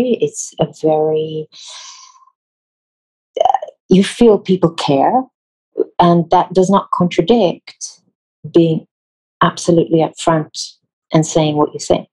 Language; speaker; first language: English; non-native, fluent; Hebrew